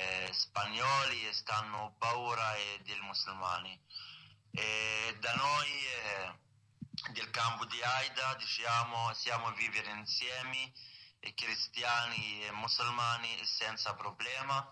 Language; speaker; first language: Italian; non-native, learner; Arabic